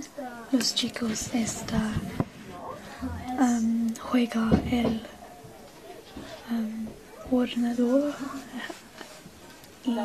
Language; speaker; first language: Spanish; non-native, learner; English